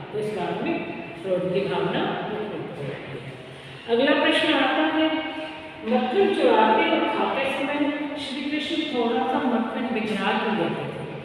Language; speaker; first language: Hindi; native; Hindi